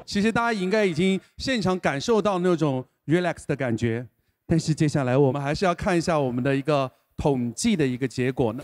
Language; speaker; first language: Chinese; native; Chinese